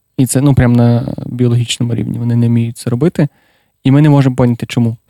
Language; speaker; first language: Ukrainian; non-native, local second language; Russian